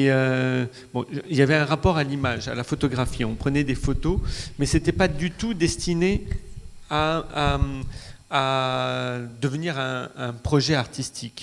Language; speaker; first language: French; non-native, local second language; Arabic